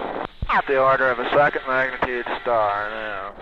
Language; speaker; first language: English; native; English